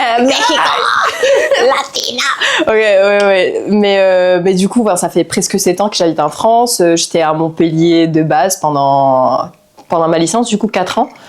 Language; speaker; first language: French; non-native, fluent; Spanish